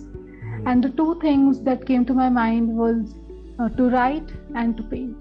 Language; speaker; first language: English; non-native, local second language; Marathi